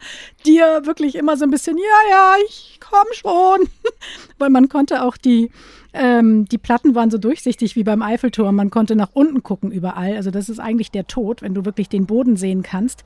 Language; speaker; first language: German; native; German